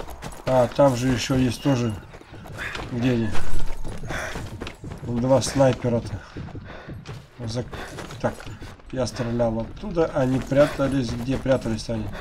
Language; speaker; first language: Russian; native; Russian